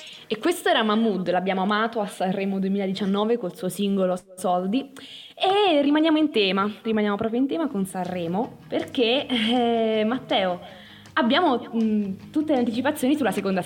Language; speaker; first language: Italian; native; Italian